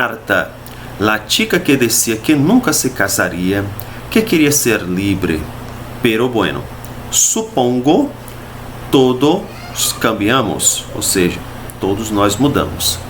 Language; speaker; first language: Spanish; non-native, fluent; Portuguese